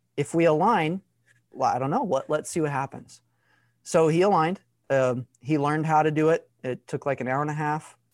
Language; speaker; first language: English; native; English